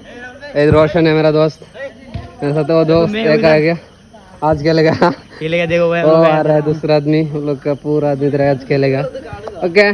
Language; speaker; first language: Hindi; non-native, learner; Bangla